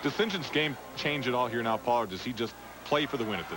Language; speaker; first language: English; native; English